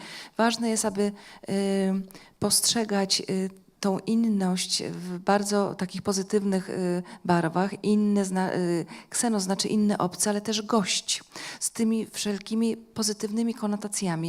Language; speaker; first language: Polish; native; Polish